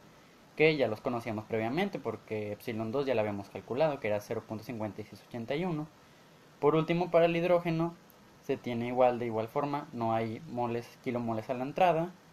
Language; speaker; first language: Spanish; native; Spanish